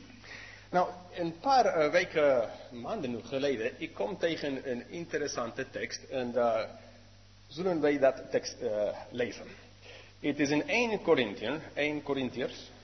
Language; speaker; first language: Dutch; non-native, fluent; English